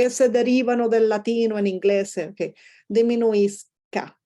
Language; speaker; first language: Italian; non-native, fluent; Spanish